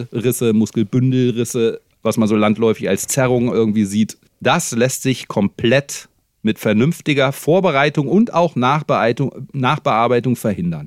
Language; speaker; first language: German; native; German